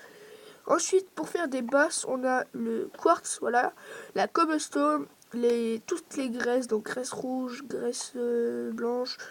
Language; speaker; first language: French; native; French